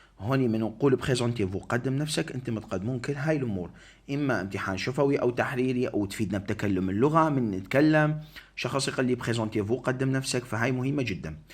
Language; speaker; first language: Arabic; native; Arabic